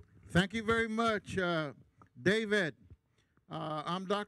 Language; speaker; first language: English; early bilingual, other home language; Spanish